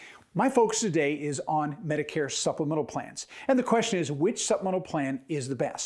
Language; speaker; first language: English; native; English